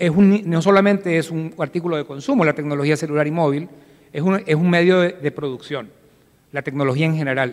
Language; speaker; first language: Spanish; native; Spanish